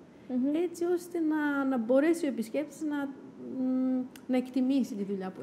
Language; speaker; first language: Greek; native; Greek